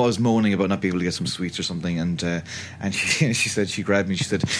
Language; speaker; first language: English; native; English